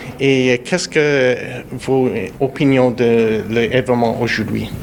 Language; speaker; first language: French; non-native, learner; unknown